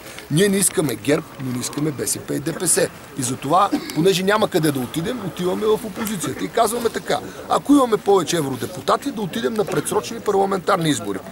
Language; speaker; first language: Bulgarian; native; Bulgarian